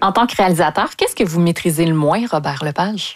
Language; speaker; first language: French; native; French